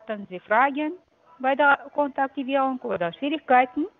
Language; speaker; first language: German; non-native, fluent; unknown